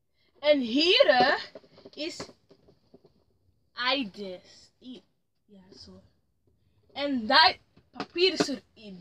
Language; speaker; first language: Dutch; early bilingual, other home language; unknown